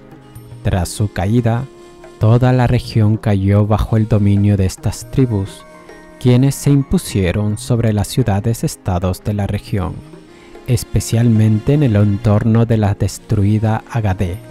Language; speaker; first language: Spanish; native; Spanish